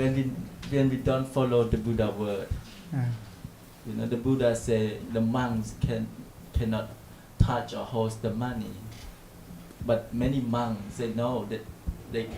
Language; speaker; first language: English; non-native, learner; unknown